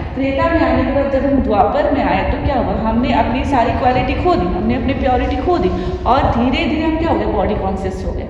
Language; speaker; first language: Hindi; native; Hindi